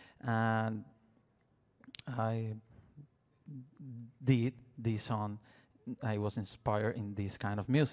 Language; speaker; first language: English; non-native, learner; Spanish